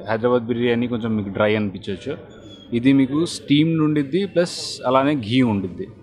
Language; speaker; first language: Telugu; non-native, local second language; Urdu